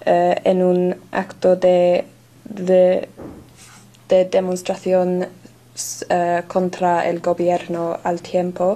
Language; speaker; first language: Spanish; non-native, learner; English